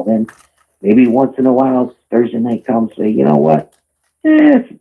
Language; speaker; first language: English; native; English